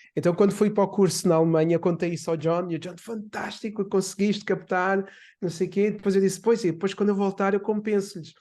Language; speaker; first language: Portuguese; native; Portuguese